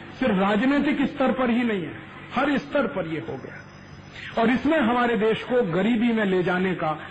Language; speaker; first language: Hindi; native; Hindi